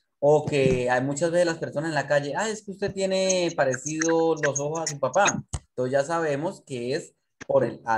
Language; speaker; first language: Spanish; native; Spanish